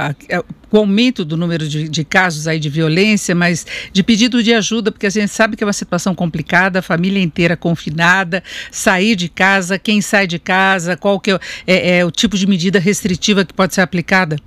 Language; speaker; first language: Portuguese; native; Portuguese